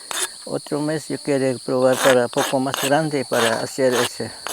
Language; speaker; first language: Spanish; non-native, local second language; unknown